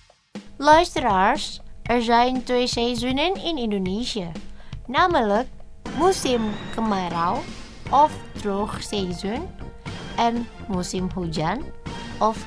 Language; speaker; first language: Dutch; non-native, fluent; Indonesian